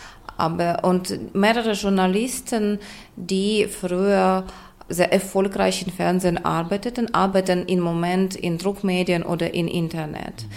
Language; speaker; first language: German; non-native, fluent; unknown